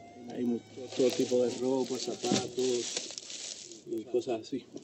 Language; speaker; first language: Spanish; native; Spanish